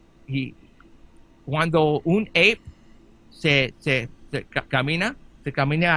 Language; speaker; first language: Spanish; early bilingual, heritage; Spanish